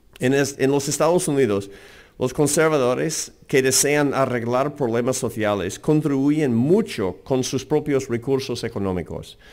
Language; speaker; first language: Spanish; non-native, fluent; English